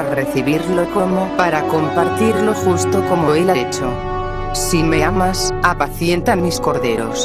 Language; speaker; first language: Spanish; native; Spanish